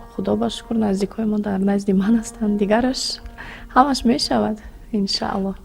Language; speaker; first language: Tajik; native; Tajik